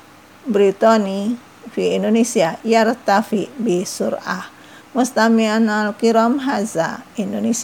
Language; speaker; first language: Arabic; non-native, fluent; Indonesian